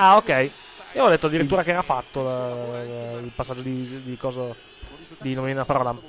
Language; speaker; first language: Italian; native; Italian